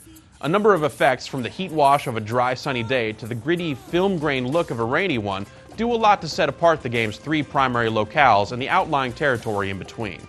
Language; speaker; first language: English; native; English